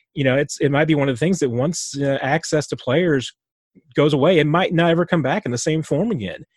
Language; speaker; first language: English; native; English